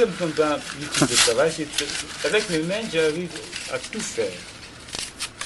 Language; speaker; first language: French; non-native, learner; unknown